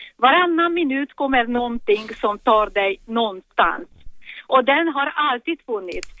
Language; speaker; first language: Swedish; non-native, fluent; Hungarian